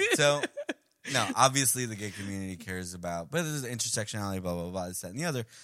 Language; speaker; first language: English; early bilingual, other home language; Spanish